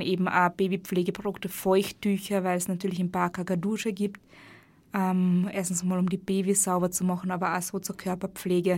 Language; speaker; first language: German; native; German